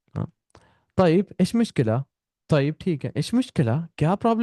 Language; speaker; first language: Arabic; non-native, fluent; Urdu